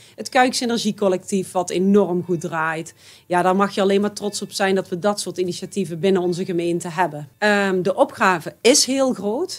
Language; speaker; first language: Dutch; native; Dutch